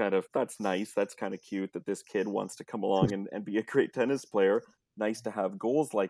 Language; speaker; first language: English; native; English